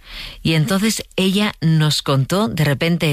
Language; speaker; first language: Spanish; native; Spanish